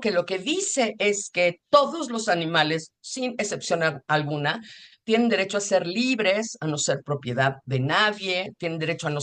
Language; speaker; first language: Spanish; native; Spanish